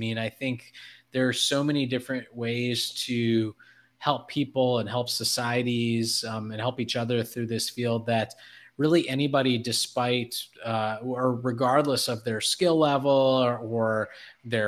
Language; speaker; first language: English; native; English